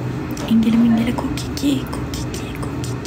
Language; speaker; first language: Indonesian; non-native, fluent; Turkish